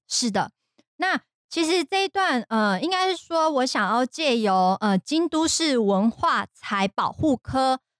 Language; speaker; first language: Chinese; non-native, fluent; Japanese